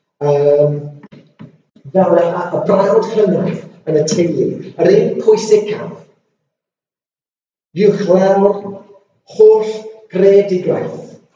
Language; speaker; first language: Welsh; non-native, local second language; English